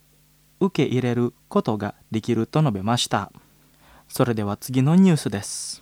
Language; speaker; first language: Japanese; non-native, fluent; Indonesian